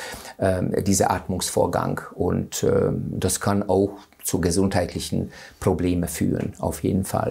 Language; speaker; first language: German; non-native, fluent; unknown